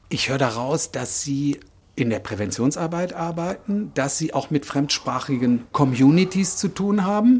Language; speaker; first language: German; native; German